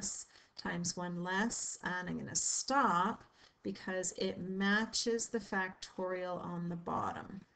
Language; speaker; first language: English; native; English